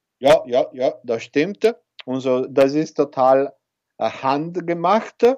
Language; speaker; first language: German; non-native, learner; Italian